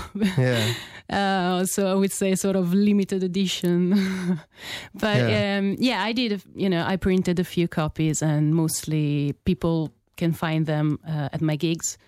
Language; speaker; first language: English; non-native, fluent; Italian